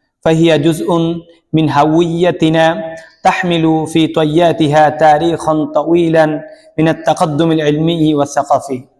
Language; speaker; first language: Arabic; non-native, learner; Bangla